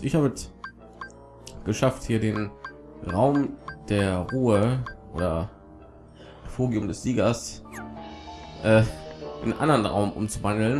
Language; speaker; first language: German; native; German